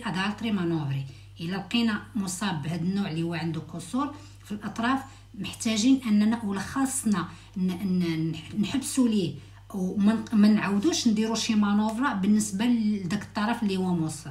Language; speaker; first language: Arabic; native; Arabic